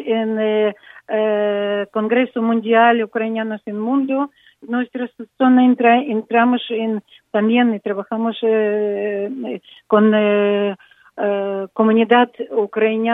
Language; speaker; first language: Spanish; non-native, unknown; Ukrainian